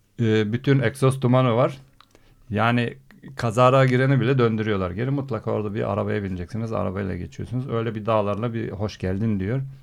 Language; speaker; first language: Turkish; early bilingual, heritage; Turkish